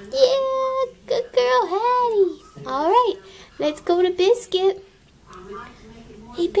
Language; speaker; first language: English; native; English